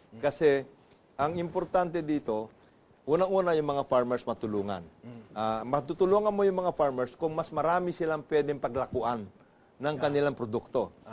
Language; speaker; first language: Filipino; non-native, local second language; Iloko